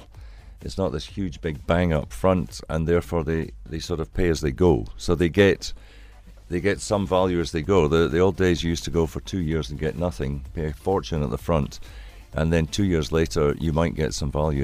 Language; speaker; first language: English; native; English